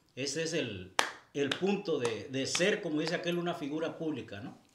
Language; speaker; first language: Spanish; native; Spanish